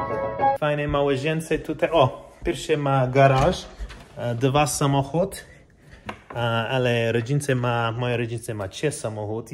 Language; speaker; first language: Polish; non-native, learner; English